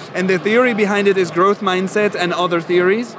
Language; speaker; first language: English; non-native, fluent; Arabic